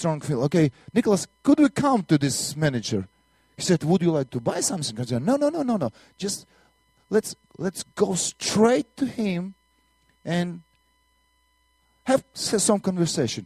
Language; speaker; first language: English; non-native, learner; Russian